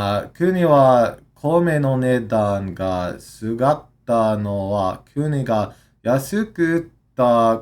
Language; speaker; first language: Japanese; non-native, learner; English